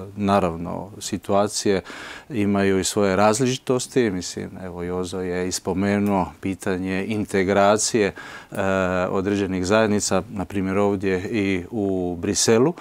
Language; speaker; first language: Croatian; early bilingual, heritage; Croatian